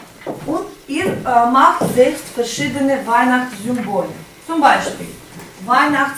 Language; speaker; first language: German; non-native, fluent; Russian